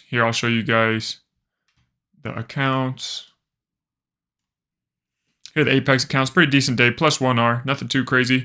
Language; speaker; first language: English; native; English